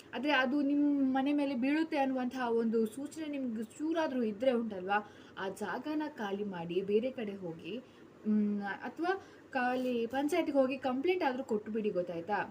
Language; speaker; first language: Kannada; non-native, local second language; Tulu